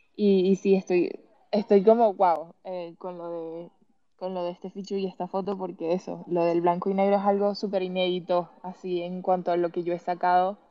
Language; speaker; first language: Spanish; native; Spanish